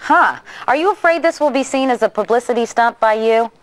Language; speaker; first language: English; native; English